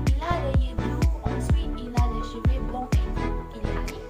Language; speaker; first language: French; non-native, learner; Indonesian